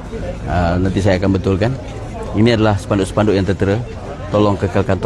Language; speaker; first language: Malay; native; Malay